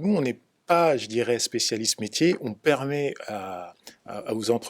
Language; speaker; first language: French; native; French